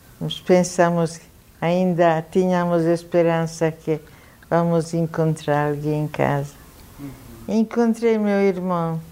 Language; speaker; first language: Portuguese; non-native, fluent; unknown